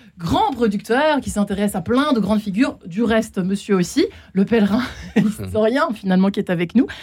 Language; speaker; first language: French; native; French